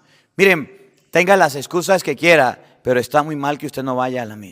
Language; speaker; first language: Spanish; native; Spanish